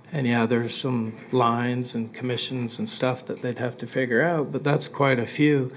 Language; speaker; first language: English; native; English